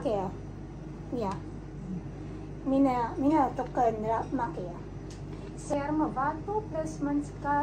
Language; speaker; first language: Finnish; non-native, learner; Filipino